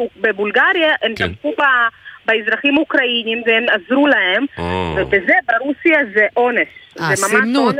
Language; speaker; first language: Hebrew; non-native, fluent; Russian